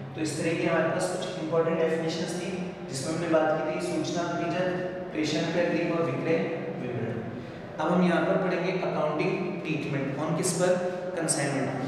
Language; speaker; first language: Hindi; native; Hindi